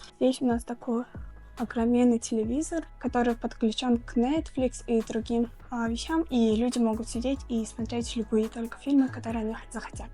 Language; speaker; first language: Russian; non-native, local second language; Tajik